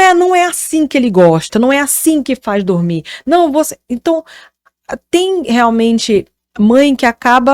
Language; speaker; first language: Portuguese; native; Portuguese